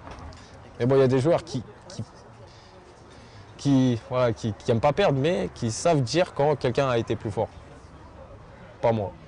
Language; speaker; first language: French; native; French